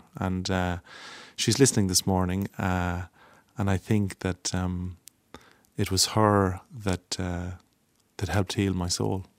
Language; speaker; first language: English; native; English